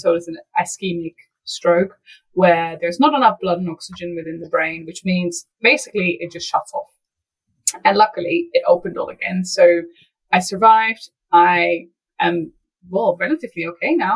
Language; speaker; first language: English; non-native, fluent; Dutch